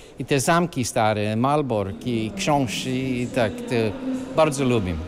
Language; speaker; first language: Polish; early bilingual, heritage; Polish